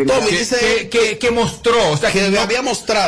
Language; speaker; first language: Spanish; native; Spanish